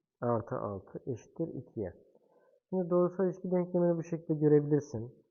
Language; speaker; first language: Turkish; native; Turkish